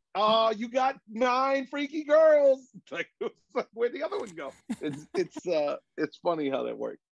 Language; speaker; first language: English; native; English